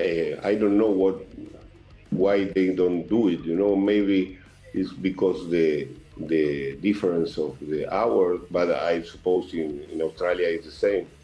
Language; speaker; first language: English; non-native, learner; Spanish